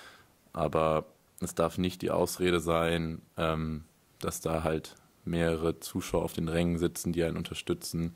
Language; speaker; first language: German; native; German